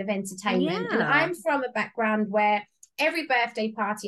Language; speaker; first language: English; native; English